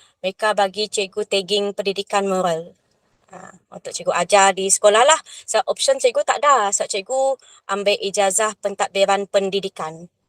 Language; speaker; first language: Malay; non-native, local second language; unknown